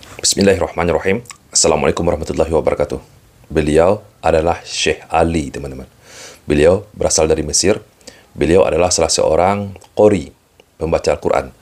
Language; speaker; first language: Indonesian; native; Indonesian